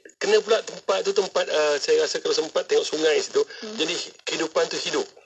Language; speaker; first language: Malay; native; Malay